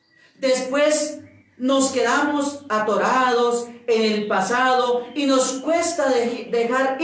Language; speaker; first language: Spanish; native; Spanish